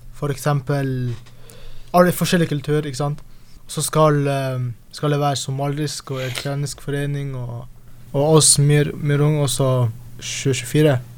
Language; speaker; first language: Norwegian; early bilingual, other home language; Arabic